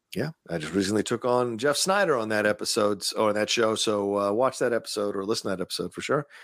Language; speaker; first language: English; early bilingual, other home language; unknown